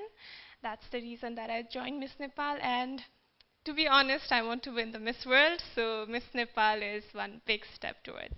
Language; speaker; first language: English; non-native, fluent; Nepali